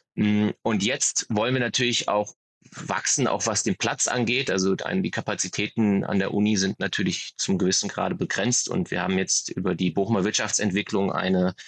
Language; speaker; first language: German; native; German